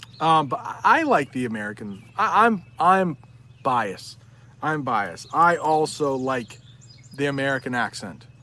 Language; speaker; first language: English; native; English